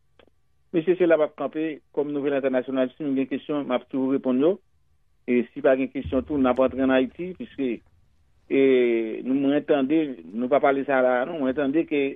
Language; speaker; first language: French; non-native, local second language; Haitian Creole